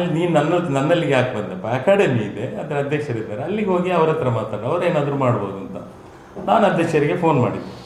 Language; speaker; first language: Kannada; non-native, local second language; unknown